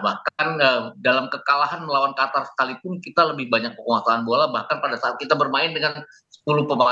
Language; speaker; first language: Indonesian; native; Indonesian